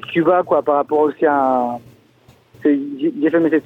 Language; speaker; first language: French; non-native, fluent; Spanish